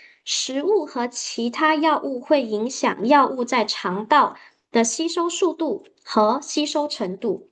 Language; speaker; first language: Chinese; native; Chinese